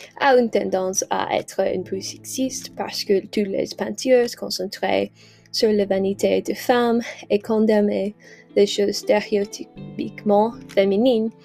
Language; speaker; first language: French; non-native, learner; English